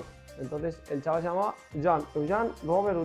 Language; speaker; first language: Spanish; native; Spanish